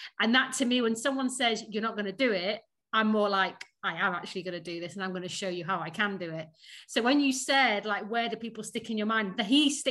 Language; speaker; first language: English; native; English